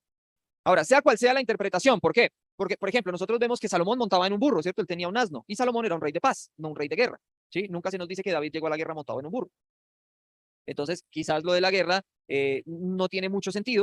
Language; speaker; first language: Spanish; native; Spanish